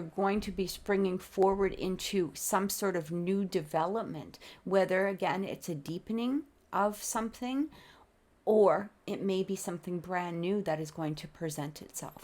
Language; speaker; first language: English; native; English